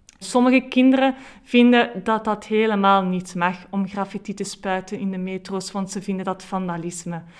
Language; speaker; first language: Dutch; native; Dutch